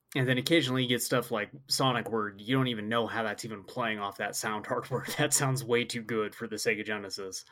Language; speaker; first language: English; native; English